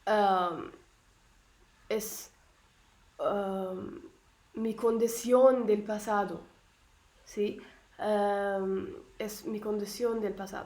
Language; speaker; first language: Spanish; non-native, learner; Arabic